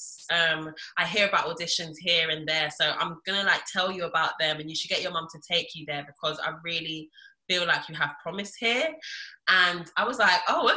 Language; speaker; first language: English; early bilingual, other home language; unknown